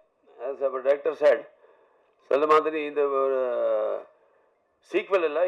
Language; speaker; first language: Tamil; non-native, learner; Telugu